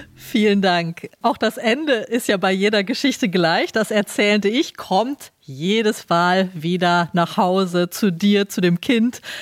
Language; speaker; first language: German; native; German